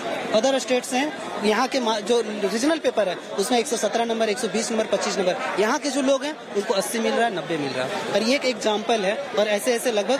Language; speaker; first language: Hindi; non-native, local second language; Magahi